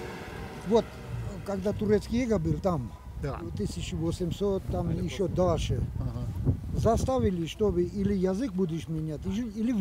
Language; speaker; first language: Russian; non-native, local second language; Turkish